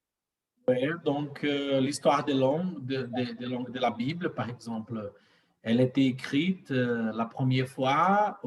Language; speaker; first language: French; non-native, fluent; Portuguese